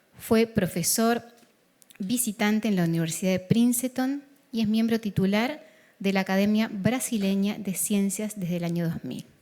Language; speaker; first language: Spanish; native; Spanish